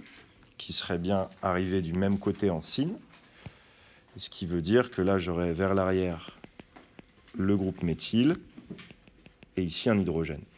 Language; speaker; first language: French; native; French